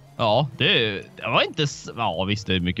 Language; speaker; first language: Swedish; native; Swedish